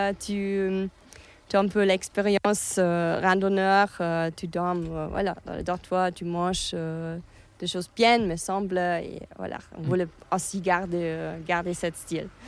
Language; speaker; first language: French; non-native, fluent; German